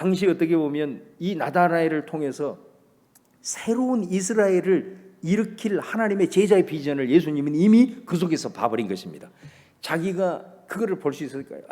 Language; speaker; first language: Korean; native; Korean